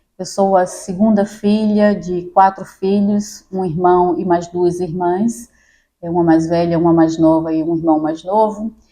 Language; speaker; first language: Portuguese; native; Portuguese